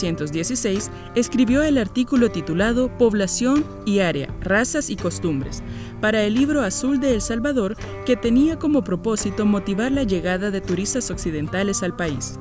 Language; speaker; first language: Spanish; native; Spanish